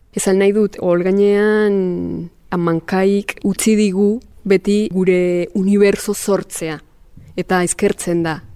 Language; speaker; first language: Basque; non-native, fluent; Spanish